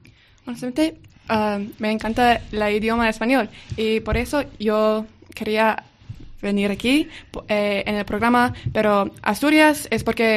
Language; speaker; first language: Spanish; non-native, learner; English